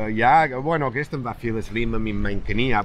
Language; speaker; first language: German; non-native, learner; Spanish